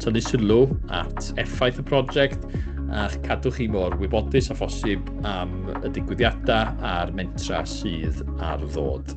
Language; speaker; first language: Welsh; native; Welsh